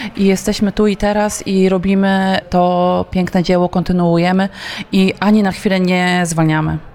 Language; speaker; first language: Polish; native; Polish